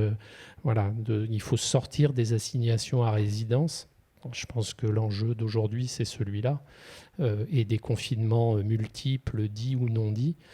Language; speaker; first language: French; native; French